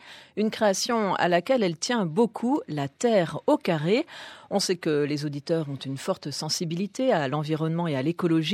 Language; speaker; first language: French; native; French